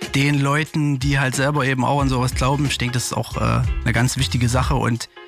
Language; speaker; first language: German; native; German